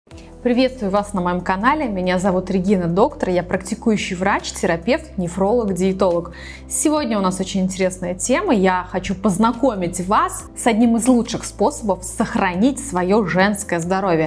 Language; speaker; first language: Russian; native; Russian